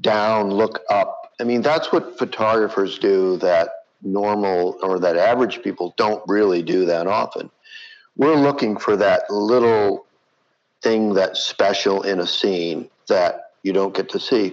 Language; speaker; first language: English; native; English